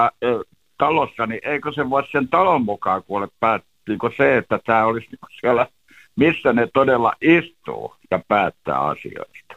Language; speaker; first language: Finnish; native; Finnish